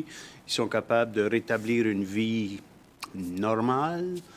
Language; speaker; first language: French; native; French